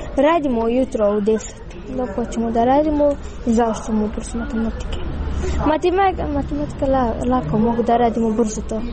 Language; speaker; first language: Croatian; non-native, learner; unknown